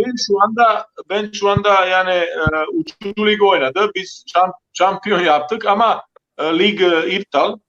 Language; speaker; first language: Turkish; non-native, learner; Croatian